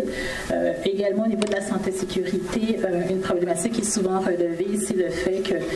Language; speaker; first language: French; native; French